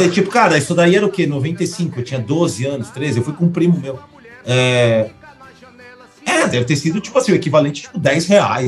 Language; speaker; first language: Portuguese; native; Portuguese